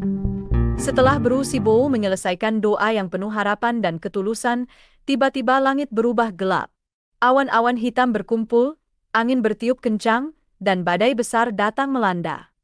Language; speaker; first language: Indonesian; native; Indonesian